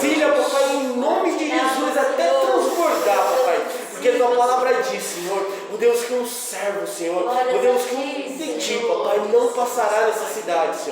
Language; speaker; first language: Portuguese; native; Portuguese